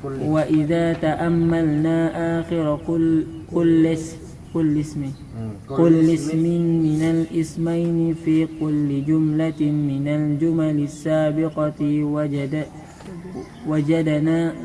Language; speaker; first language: Arabic; non-native, learner; Indonesian